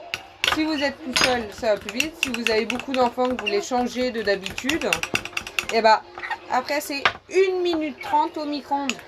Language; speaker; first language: French; native; French